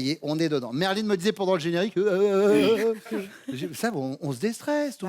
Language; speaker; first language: French; native; French